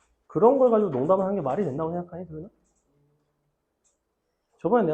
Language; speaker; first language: Korean; native; Korean